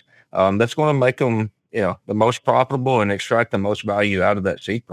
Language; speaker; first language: English; native; English